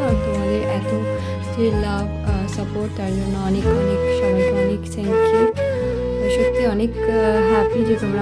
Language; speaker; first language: Bangla; native; Bangla